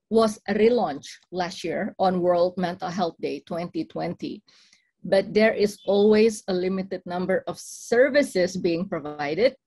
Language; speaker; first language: English; non-native, fluent; Indonesian